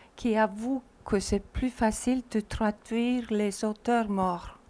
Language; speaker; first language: French; non-native, fluent; Icelandic